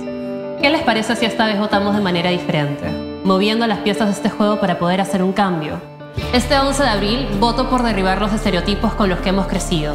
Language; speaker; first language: Spanish; native; Spanish